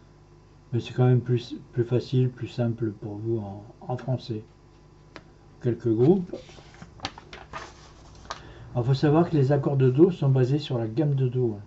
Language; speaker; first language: French; native; French